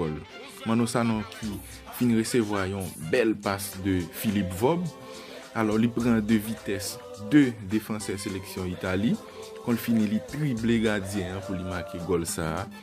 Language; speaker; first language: French; non-native, learner; Haitian Creole